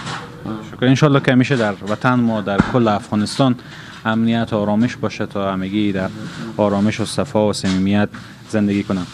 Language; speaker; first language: Persian; native; Persian